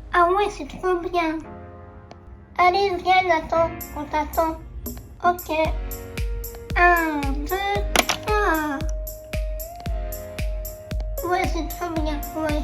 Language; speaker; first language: French; native; French